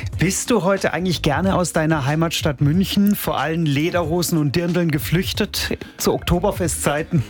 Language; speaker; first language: German; native; German